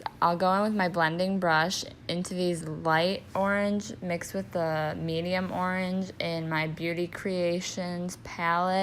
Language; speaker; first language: English; native; English